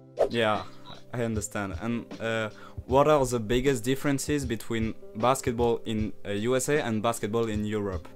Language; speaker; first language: English; non-native, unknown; French